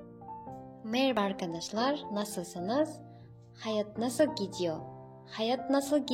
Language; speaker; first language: Turkish; non-native, fluent; Kazakh